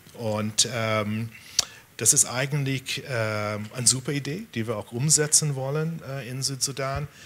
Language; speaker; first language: German; non-native, fluent; English